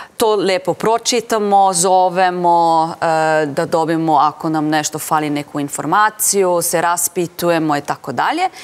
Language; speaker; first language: Serbian; non-native, fluent; German